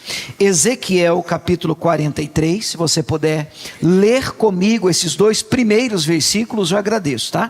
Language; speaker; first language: Portuguese; native; Portuguese